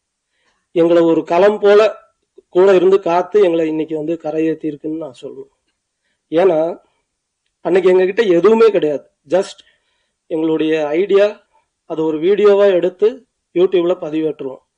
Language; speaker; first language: Tamil; native; Tamil